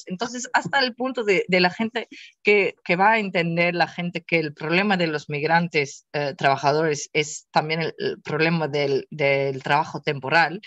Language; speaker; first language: Spanish; non-native, fluent; Dutch